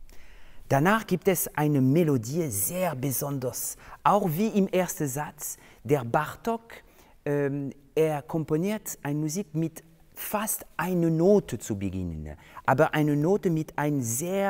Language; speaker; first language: German; non-native, fluent; French